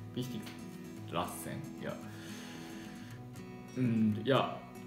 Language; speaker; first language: German; non-native, learner; Japanese